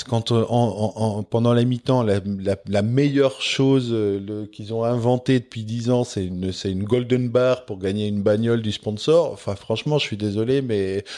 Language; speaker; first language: French; non-native, local second language; Dutch